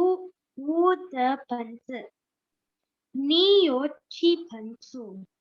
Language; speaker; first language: Chinese; non-native, learner; Indonesian